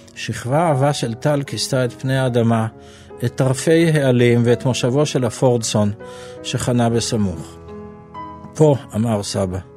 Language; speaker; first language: Hebrew; native; Hebrew